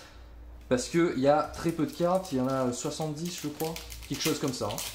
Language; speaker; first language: French; native; French